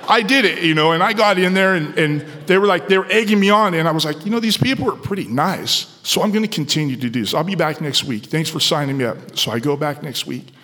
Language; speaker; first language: English; native; English